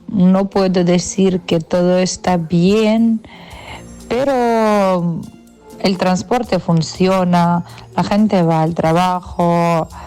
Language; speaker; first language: Spanish; non-native, fluent; Ukrainian